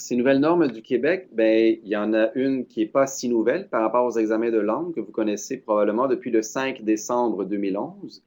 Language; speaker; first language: French; native; French